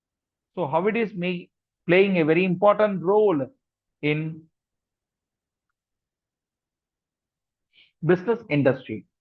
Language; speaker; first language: English; non-native, local second language; Tamil